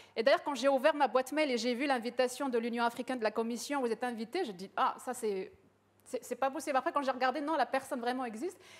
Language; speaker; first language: French; early bilingual, other home language; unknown